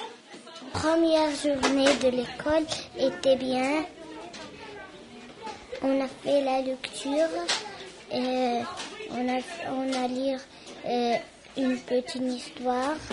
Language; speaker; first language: French; early bilingual, other home language; Arabic